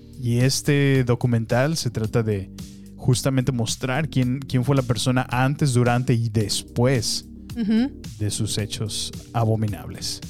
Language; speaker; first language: Spanish; native; Spanish